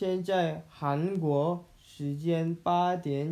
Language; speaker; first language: Chinese; non-native, learner; Korean